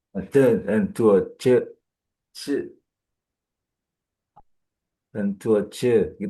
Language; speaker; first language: Chinese; non-native, learner; Indonesian